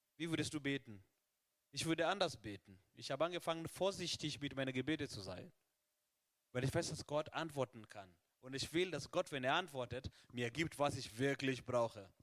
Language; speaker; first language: German; non-native, fluent; Swahili